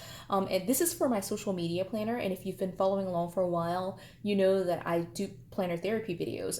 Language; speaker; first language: English; native; English